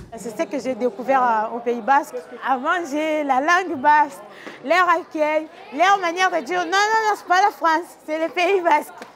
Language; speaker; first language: French; non-native, local second language; Lingala